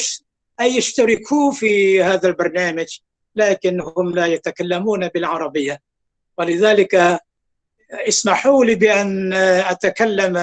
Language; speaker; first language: Arabic; non-native, fluent; Indonesian